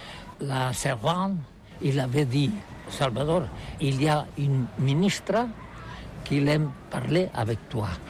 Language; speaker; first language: French; non-native, learner; Catalan